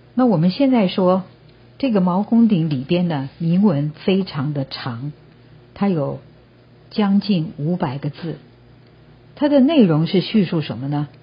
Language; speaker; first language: Chinese; native; Chinese